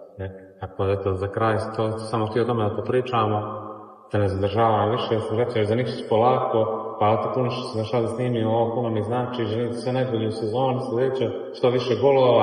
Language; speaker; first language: Bosnian; native; Bosnian